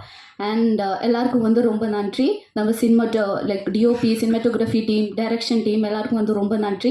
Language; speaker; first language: Tamil; non-native, learner; Malayalam